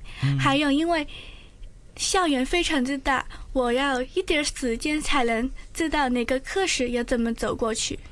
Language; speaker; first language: Chinese; non-native, local second language; Cantonese